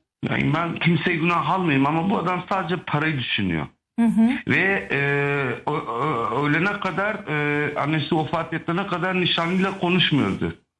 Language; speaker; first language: Turkish; non-native, learner; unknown